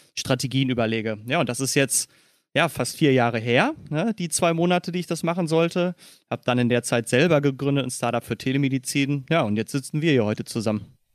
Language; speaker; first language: German; native; German